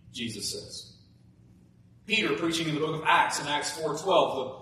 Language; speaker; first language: English; native; English